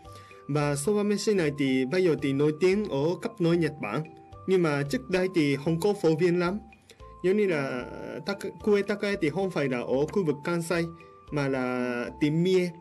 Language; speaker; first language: Vietnamese; non-native, fluent; Japanese